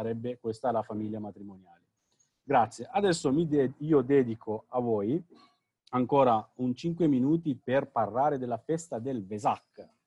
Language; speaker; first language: Italian; non-native, fluent; Sinhala